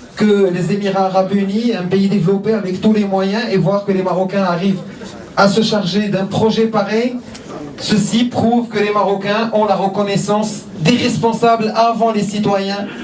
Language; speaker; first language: French; non-native, local second language; Arabic